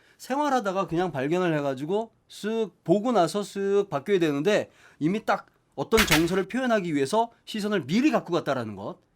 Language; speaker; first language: Korean; native; Korean